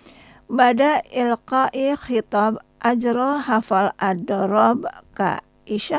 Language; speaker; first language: Arabic; non-native, fluent; Indonesian